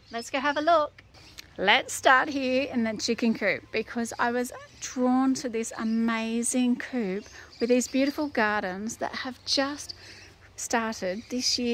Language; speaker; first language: English; native; English